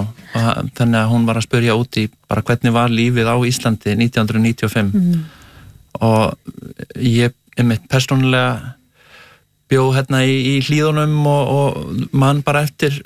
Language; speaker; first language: Icelandic; native; Icelandic